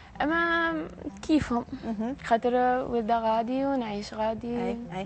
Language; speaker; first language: Arabic; early bilingual, heritage; English